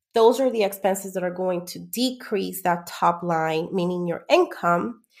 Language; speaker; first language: English; early bilingual, other home language; Spanish